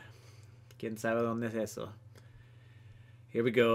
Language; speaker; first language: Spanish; early bilingual, heritage; Spanish